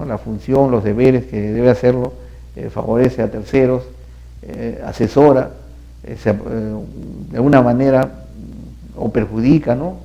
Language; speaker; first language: Spanish; native; Spanish